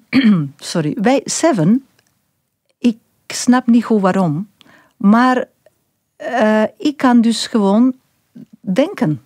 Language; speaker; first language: Dutch; non-native, local second language; French